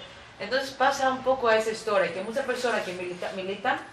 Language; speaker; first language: Spanish; non-native, fluent; Greek